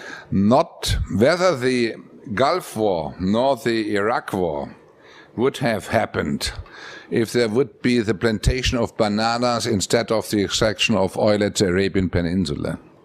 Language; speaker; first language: English; non-native, fluent; German